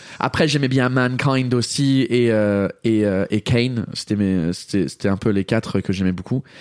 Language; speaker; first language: French; early bilingual, heritage; English